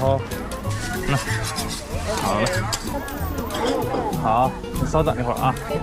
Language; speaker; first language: Chinese; native; Chinese